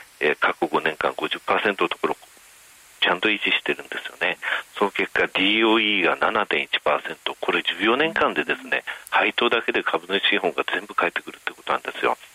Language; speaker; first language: Japanese; native; Japanese